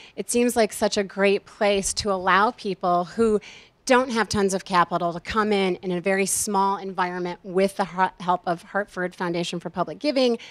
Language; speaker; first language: English; native; English